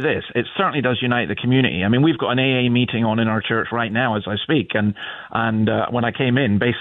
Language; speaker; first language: English; native; English